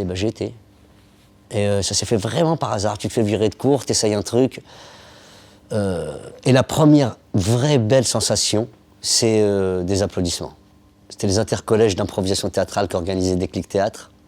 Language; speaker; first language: French; early bilingual, other home language; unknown